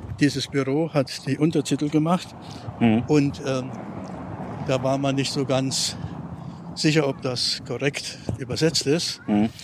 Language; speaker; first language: German; native; German